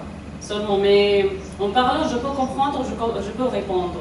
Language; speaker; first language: French; non-native, learner; Arabic